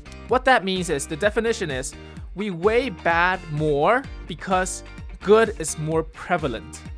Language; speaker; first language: English; early bilingual, other home language; Chinese